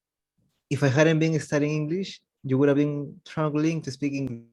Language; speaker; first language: English; non-native, learner; Spanish